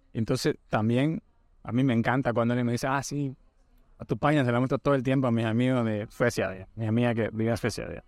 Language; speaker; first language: Spanish; native; Spanish